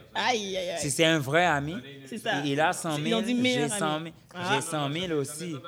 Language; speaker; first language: French; non-native, local second language; Haitian Creole